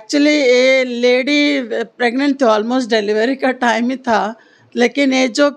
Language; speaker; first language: Hindi; non-native, local second language; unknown